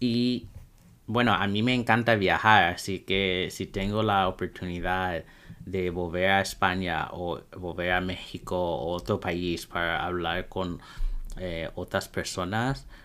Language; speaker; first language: Spanish; non-native, fluent; English